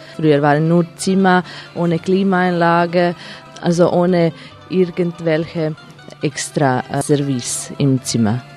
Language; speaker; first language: German; non-native, fluent; Croatian